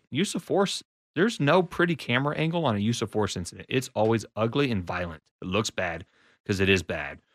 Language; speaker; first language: English; native; English